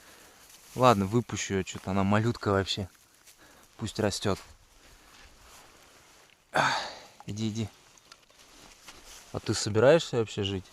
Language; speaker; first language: Russian; native; Russian